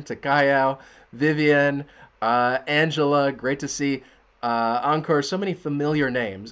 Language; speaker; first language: English; native; English